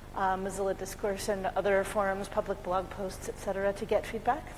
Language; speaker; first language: English; native; English